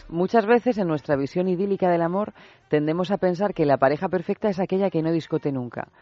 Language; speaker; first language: Spanish; native; Spanish